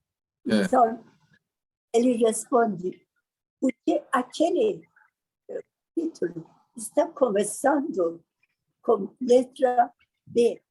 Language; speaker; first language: Portuguese; non-native, learner; Persian